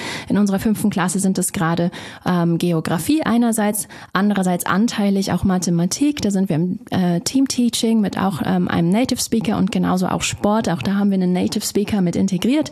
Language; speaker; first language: German; native; German